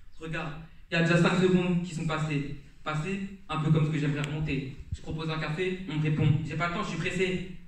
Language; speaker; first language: French; native; French